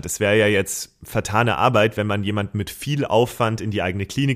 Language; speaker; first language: German; native; German